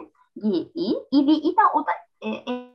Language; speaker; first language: German; non-native, learner; Turkish